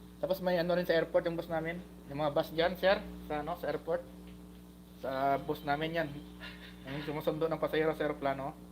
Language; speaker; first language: Filipino; non-native, local second language; Hiligaynon